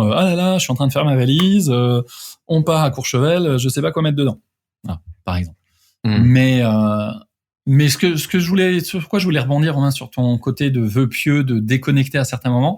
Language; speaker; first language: French; native; French